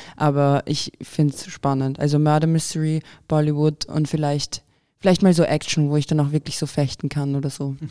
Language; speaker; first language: German; early bilingual, other home language; Croatian